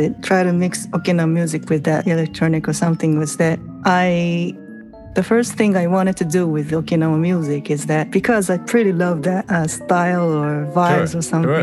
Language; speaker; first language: English; non-native, fluent; Japanese